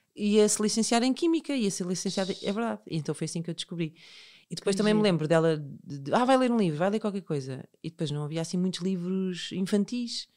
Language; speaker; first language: Portuguese; native; Portuguese